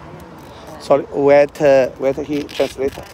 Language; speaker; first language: English; non-native, learner; Chinese